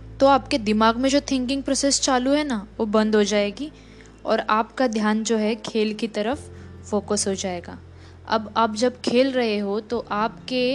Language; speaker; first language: Hindi; non-native, local second language; Marathi